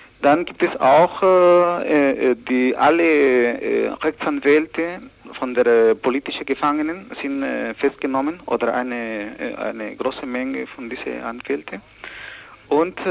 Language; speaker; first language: German; non-native, learner; Spanish